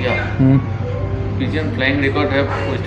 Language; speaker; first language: English; non-native, learner; Bangla